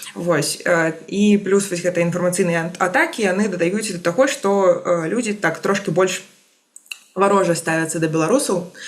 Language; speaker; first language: Belarusian; non-native, local second language; Russian